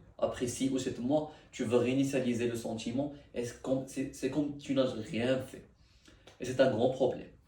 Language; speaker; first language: French; non-native, learner; Arabic